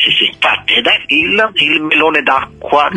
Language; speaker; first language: Italian; native; Italian